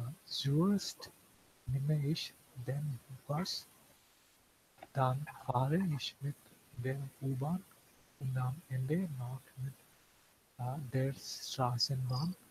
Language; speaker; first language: German; non-native, learner; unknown